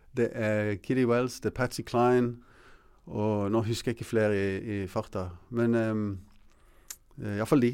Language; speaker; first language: Norwegian; early bilingual, other home language; English